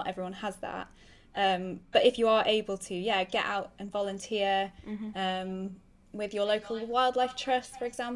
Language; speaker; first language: English; native; English